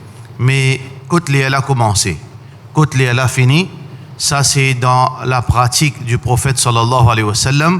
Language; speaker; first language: French; non-native, learner; Morisyen